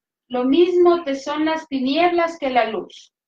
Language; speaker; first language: Spanish; native; Spanish